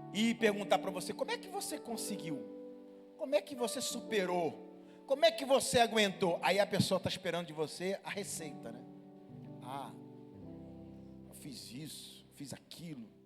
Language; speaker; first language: Portuguese; native; Portuguese